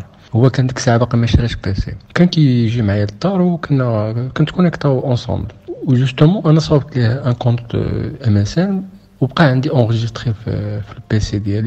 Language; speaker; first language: Arabic; native; Arabic